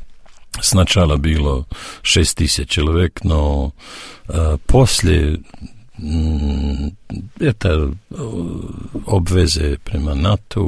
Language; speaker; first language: Russian; non-native, learner; Serbian